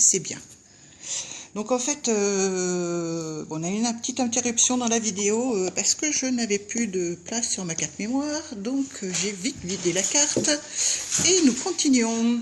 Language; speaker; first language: French; native; French